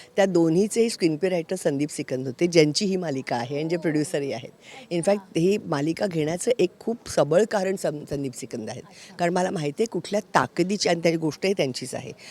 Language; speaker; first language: Marathi; native; Marathi